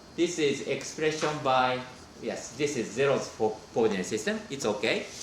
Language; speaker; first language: English; non-native, fluent; Japanese